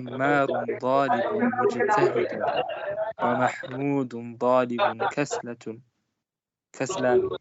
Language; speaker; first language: Arabic; non-native, learner; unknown